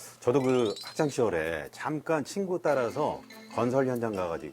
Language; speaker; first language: Korean; native; Korean